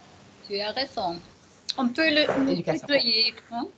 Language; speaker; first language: French; non-native, learner; German